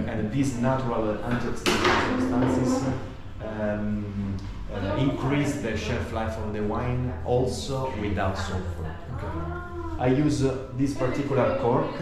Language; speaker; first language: English; non-native, learner; Italian